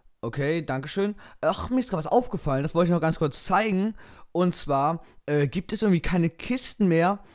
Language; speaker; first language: German; native; German